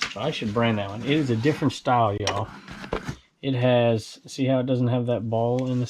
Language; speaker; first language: English; native; English